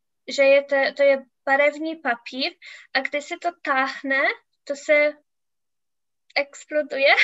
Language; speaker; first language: Czech; non-native, learner; English